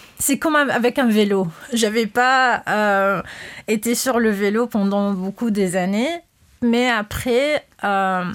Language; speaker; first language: French; non-native, fluent; English